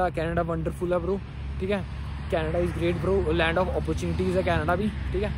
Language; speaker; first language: Hindi; native; Hindi